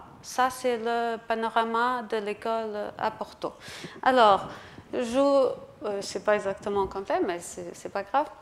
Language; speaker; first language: French; non-native, fluent; Portuguese